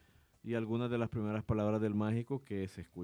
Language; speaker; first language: Spanish; native; Spanish